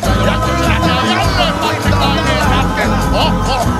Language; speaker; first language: Finnish; native; Finnish